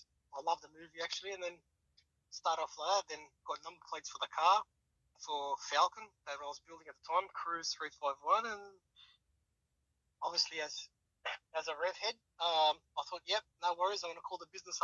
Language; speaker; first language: English; native; English